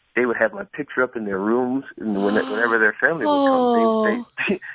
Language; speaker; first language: English; native; English